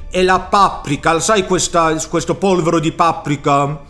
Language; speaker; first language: Italian; non-native, learner; Swedish